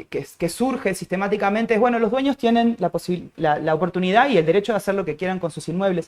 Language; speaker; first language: Spanish; native; Spanish